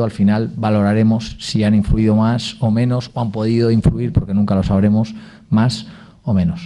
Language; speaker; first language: Spanish; native; Spanish